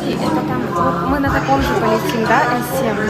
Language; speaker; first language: Russian; native; Russian